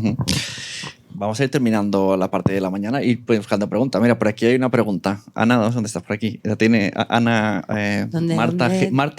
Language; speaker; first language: Spanish; native; Spanish